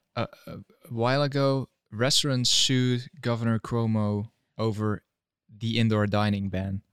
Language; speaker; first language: English; non-native, fluent; Dutch